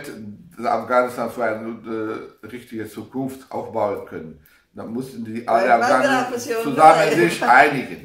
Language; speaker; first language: German; non-native, learner; Pashto